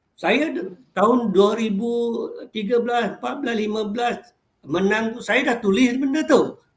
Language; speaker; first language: Malay; non-native, local second language; Chinese